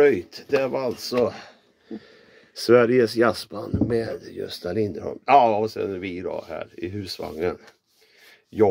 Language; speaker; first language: Swedish; native; Swedish